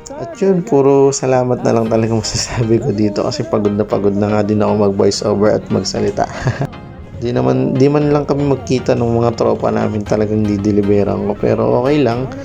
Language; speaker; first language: Filipino; native; Filipino